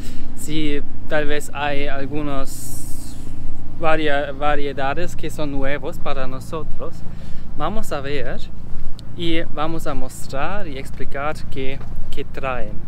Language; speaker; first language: Spanish; non-native, learner; German